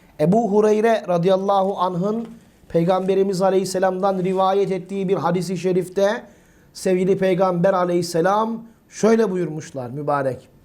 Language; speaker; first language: Turkish; native; Turkish